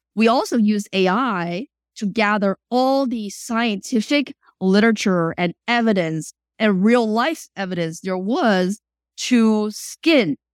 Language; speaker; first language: English; early bilingual, other home language; Chinese